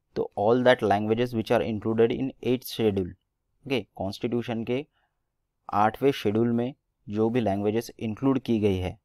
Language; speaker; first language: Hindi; non-native, local second language; Marathi